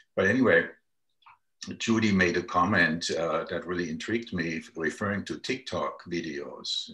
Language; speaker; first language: English; non-native, fluent; German